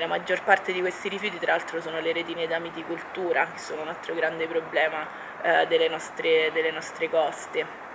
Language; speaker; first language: Italian; native; Italian